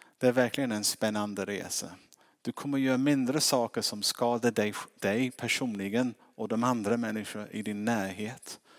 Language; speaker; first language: Swedish; non-native, fluent; English